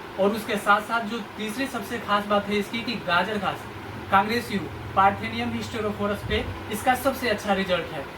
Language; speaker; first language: Hindi; native; Hindi